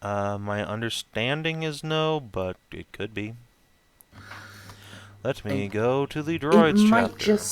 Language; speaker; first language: English; native; English